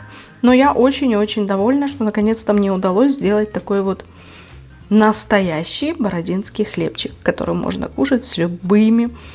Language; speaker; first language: Russian; native; Russian